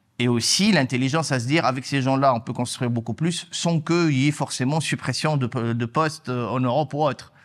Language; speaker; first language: French; non-native, local second language; Arabic